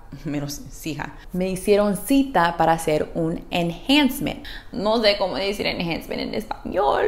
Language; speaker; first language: Spanish; early bilingual, heritage; Spanish